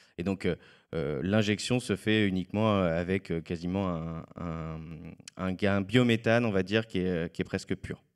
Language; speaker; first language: French; native; French